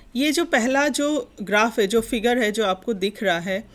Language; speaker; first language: Hindi; non-native, local second language; Bangla